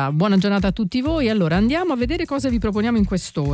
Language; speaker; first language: Italian; native; Italian